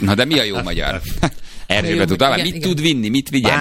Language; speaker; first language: Hungarian; native; Hungarian